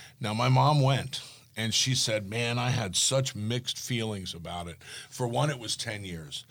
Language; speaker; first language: English; native; English